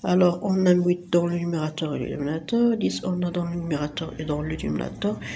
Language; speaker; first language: French; non-native, local second language; Arabic